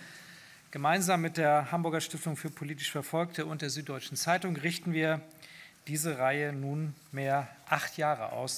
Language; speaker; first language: German; native; German